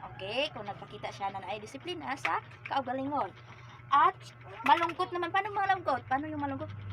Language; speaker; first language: Filipino; non-native, local second language; Cebuano